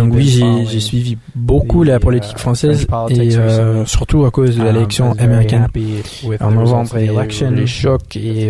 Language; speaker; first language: French; non-native, fluent; English